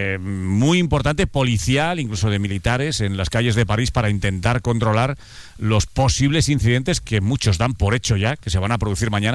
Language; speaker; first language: Spanish; native; Spanish